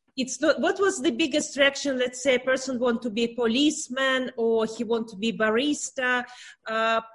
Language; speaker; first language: English; non-native, learner; Russian